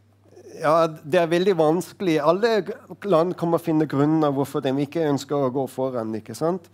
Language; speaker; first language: Norwegian; non-native, fluent; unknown